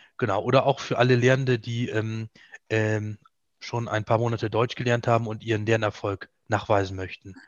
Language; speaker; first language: German; native; German